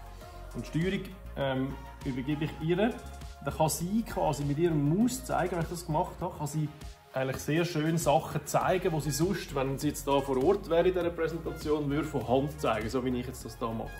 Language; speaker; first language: German; native; German